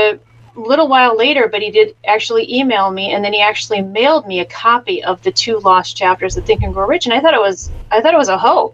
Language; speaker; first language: English; native; English